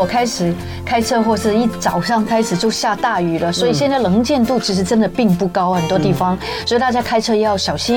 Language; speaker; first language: Chinese; native; Chinese